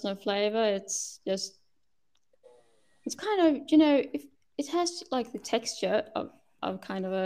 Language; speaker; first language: English; non-native, fluent; Swedish